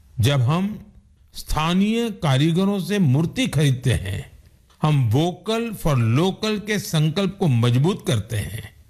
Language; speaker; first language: Hindi; non-native, local second language; Gujarati